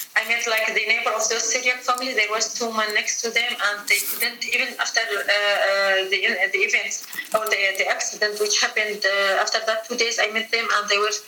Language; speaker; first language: English; non-native, fluent; Arabic